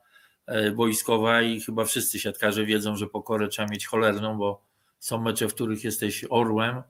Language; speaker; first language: Polish; native; Polish